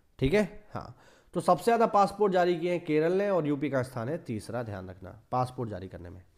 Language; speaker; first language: Hindi; native; Hindi